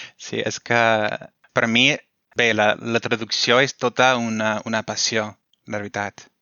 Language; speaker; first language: Catalan; non-native, fluent; English